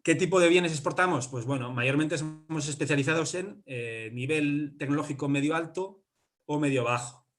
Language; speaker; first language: Spanish; native; Spanish